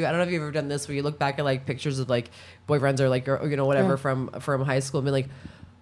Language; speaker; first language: English; native; English